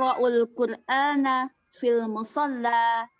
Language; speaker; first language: Arabic; non-native, learner; Indonesian